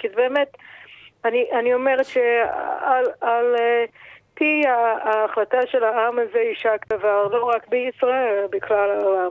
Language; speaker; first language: Hebrew; non-native, fluent; English